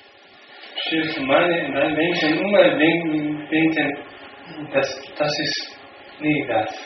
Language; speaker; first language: German; non-native, learner; Slovenian